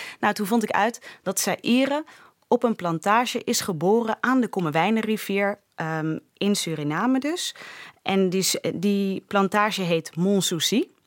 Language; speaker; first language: Dutch; native; Dutch